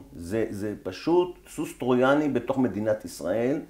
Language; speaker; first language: Hebrew; native; Hebrew